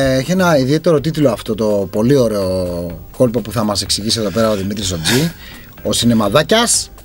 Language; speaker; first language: Greek; native; Greek